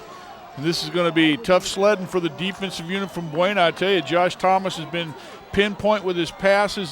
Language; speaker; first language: English; native; English